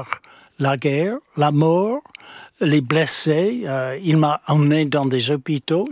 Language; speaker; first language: French; non-native, fluent; English